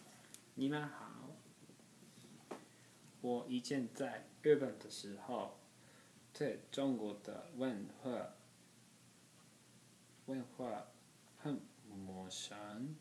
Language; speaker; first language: Chinese; non-native, learner; Japanese